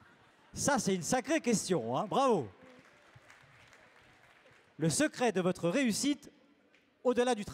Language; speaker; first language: French; native; French